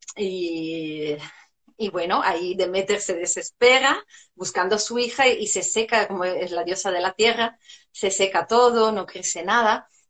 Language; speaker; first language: Spanish; non-native, fluent; Italian